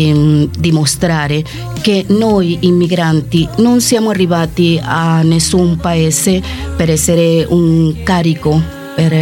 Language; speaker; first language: Italian; non-native, fluent; Spanish